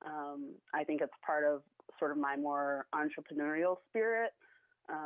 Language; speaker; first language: English; native; English